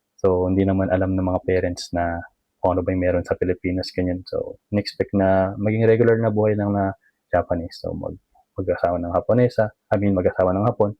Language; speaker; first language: Filipino; native; Filipino